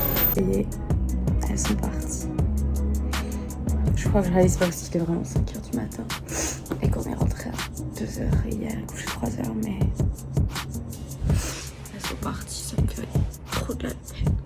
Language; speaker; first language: French; native; French